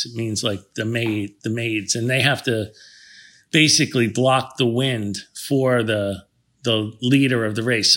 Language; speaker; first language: English; native; English